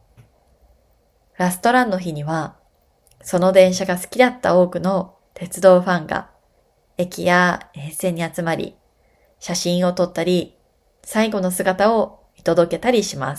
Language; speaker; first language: Japanese; native; Japanese